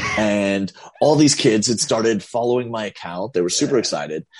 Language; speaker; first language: English; native; English